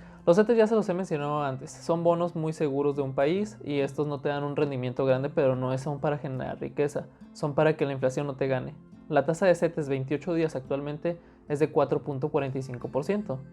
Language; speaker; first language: Spanish; native; Spanish